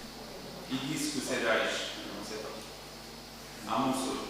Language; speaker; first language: French; non-native, learner; Arabic